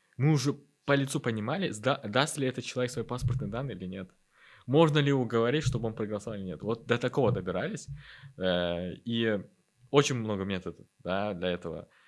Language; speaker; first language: Russian; non-native, local second language; Uzbek